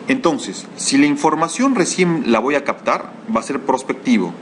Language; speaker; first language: Spanish; native; Spanish